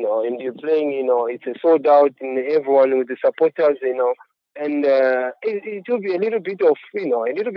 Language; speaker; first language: English; non-native, local second language; Shona